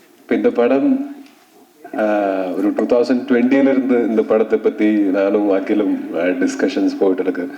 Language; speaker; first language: Tamil; non-native, learner; Malayalam